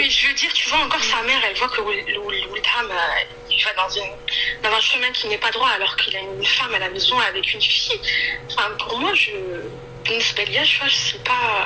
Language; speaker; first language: French; early bilingual, other home language; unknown